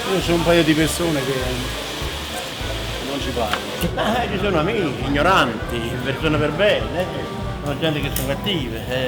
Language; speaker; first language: Italian; early bilingual, other home language; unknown